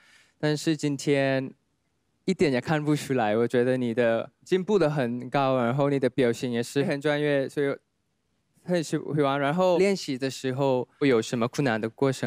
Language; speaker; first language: Chinese; non-native, learner; Thai